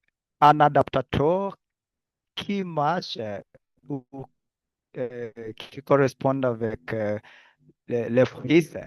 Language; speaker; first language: French; non-native, learner; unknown